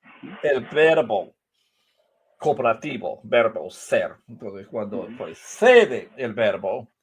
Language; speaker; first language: Spanish; non-native, fluent; English